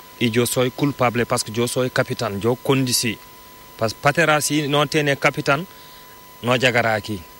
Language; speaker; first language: Spanish; non-native, learner; Fula